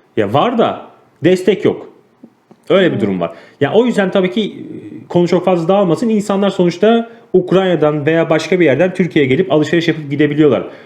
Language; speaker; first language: Turkish; native; Turkish